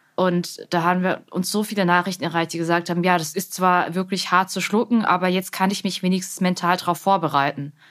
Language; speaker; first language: German; early bilingual, other home language; Vietnamese